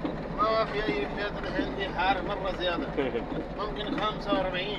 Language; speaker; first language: Arabic; non-native, fluent; Urdu